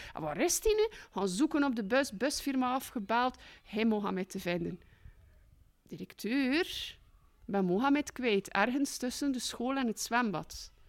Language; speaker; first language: Dutch; native; Dutch